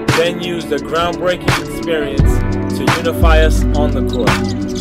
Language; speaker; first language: English; native; English